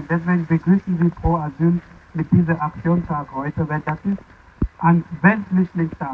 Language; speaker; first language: German; non-native, fluent; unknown